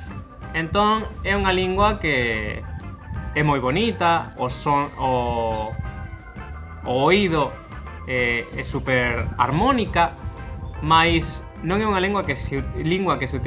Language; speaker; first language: Galician; non-native, local second language; Spanish